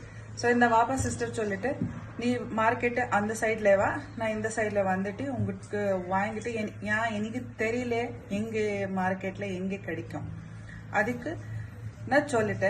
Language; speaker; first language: Tamil; non-native, local second language; Urdu